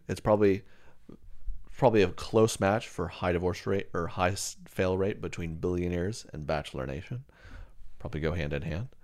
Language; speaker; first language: English; native; English